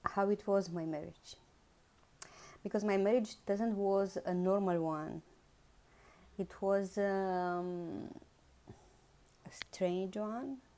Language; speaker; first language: English; non-native, learner; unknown